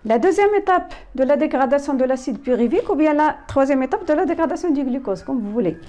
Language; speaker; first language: French; non-native, local second language; Arabic